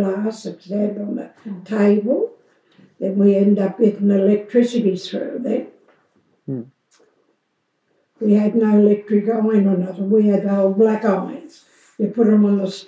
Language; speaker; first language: English; native; English